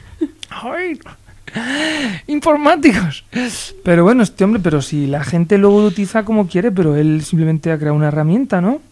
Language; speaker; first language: Spanish; native; Spanish